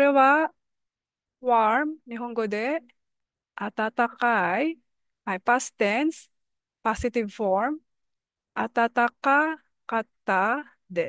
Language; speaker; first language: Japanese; non-native, fluent; Filipino